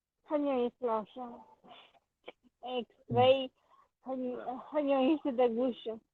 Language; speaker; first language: Chinese; non-native, learner; Romanian